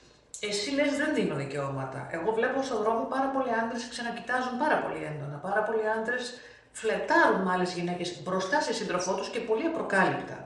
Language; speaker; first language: Greek; native; Greek